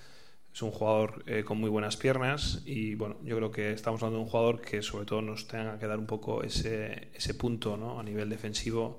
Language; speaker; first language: Spanish; native; Spanish